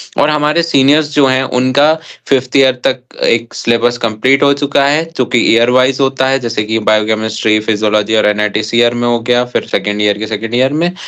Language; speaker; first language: Hindi; native; Hindi